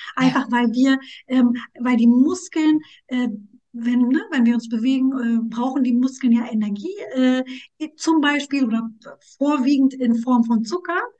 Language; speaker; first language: German; early bilingual, other home language; Turkish